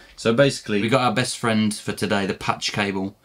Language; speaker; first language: English; native; English